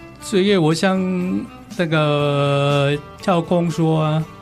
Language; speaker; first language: Chinese; non-native, learner; Balinese